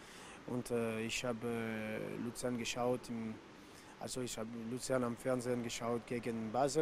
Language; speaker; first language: German; non-native, local second language; French